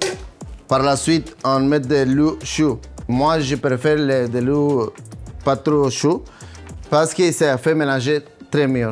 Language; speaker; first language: French; non-native, learner; Spanish